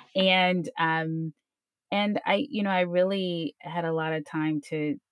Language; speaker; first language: English; native; English